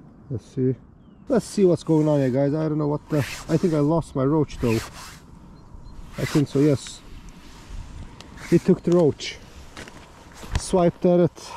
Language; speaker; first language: English; non-native, fluent; Swedish